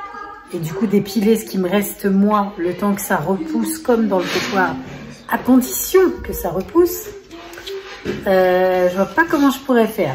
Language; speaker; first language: French; native; French